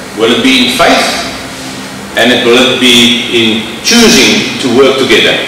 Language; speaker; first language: English; non-native, local second language; Afrikaans